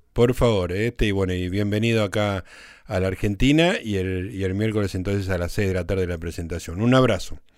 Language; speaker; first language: Spanish; native; Spanish